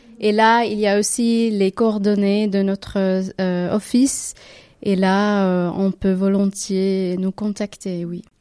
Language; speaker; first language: French; non-native, local second language; Tamil